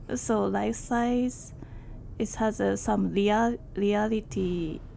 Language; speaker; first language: English; non-native, learner; Japanese